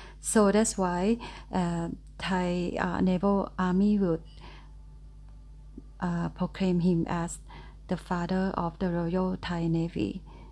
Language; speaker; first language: English; non-native, fluent; Thai